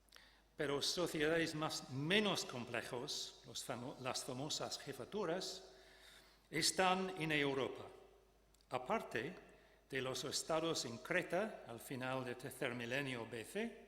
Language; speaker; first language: Spanish; non-native, fluent; English